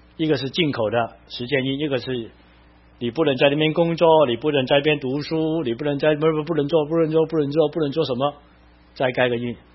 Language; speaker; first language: Chinese; non-native, local second language; Cantonese